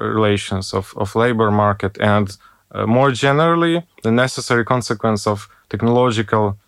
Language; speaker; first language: English; non-native, fluent; Ukrainian